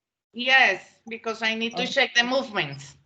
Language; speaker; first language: English; non-native, learner; Spanish